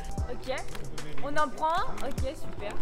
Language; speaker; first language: French; native; French